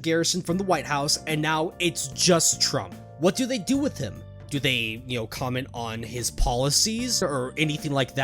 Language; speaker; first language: English; native; English